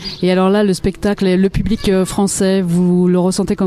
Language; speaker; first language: French; native; French